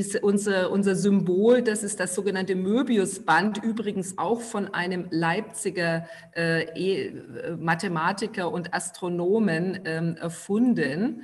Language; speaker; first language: German; native; German